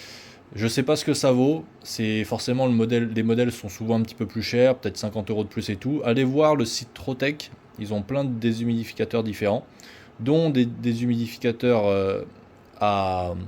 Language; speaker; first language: French; native; French